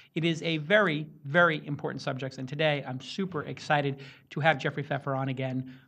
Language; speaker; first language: English; native; English